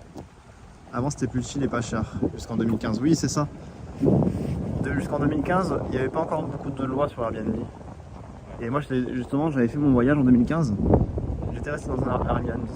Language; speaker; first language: French; native; French